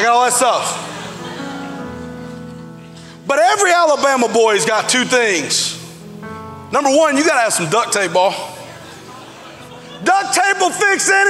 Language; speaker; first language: English; native; English